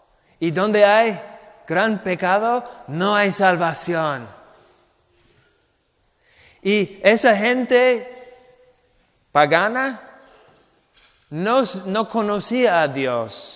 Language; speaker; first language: Spanish; non-native, fluent; English